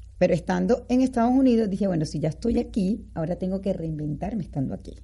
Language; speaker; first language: Spanish; native; Spanish